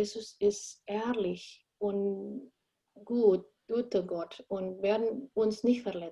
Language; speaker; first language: German; non-native, fluent; Indonesian